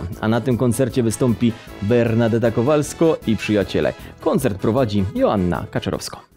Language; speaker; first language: Polish; native; Polish